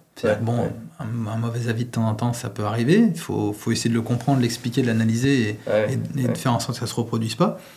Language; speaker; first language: French; native; French